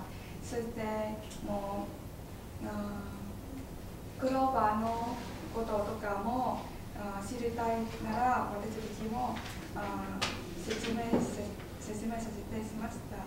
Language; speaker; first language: Japanese; non-native, learner; Vietnamese